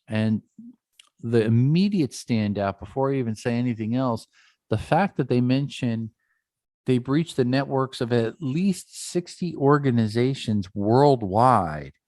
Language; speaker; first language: English; native; English